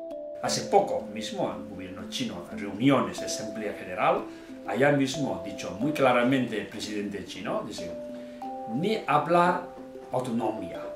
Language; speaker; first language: Spanish; non-native, learner; Tibetan